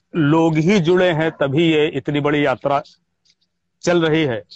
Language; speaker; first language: Hindi; native; Hindi